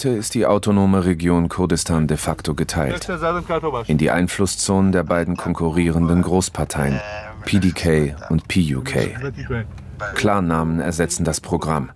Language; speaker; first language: German; native; German